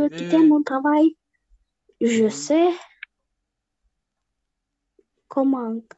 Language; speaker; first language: French; non-native, learner; Russian